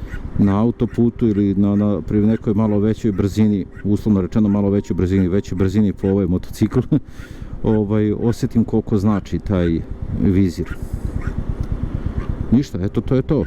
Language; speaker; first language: Serbian; native; Serbian